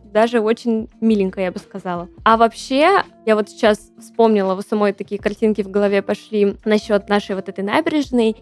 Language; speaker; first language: Russian; native; Russian